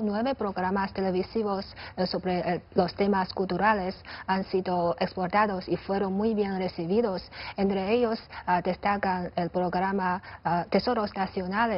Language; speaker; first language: Spanish; non-native, fluent; Chinese